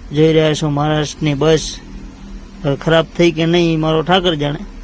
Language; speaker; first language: Gujarati; non-native, local second language; Kachhi